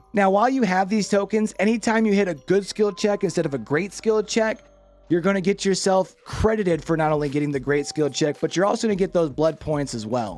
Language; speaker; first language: English; native; English